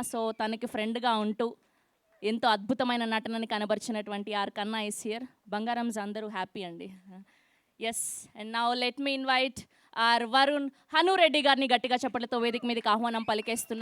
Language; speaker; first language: Telugu; native; Telugu